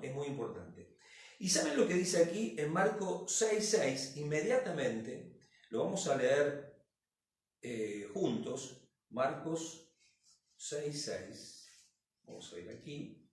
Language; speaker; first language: Spanish; native; Spanish